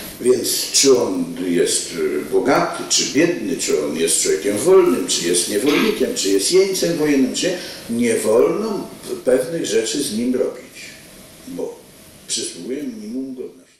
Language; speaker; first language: Polish; native; Polish